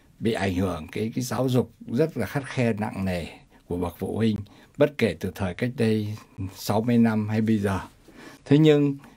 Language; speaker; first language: Vietnamese; native; Vietnamese